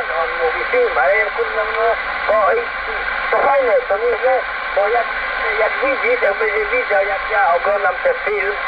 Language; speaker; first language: Polish; non-native, learner; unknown